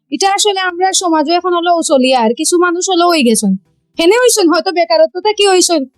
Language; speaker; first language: Bangla; non-native, local second language; Sylheti